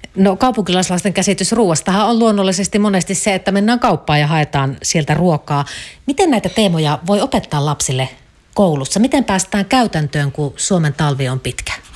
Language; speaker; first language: Finnish; native; Finnish